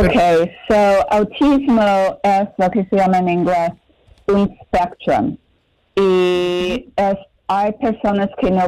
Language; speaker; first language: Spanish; non-native, fluent; English